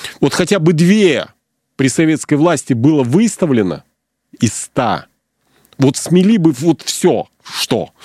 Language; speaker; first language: Russian; native; Russian